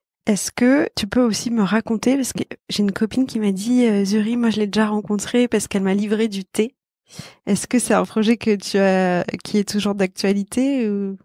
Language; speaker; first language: French; native; French